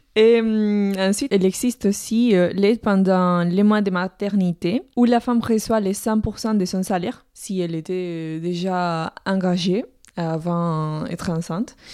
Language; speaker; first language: French; non-native, fluent; Spanish